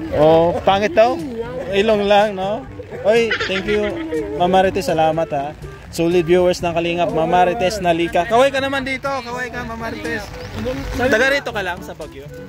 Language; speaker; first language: Filipino; non-native, local second language; Hiligaynon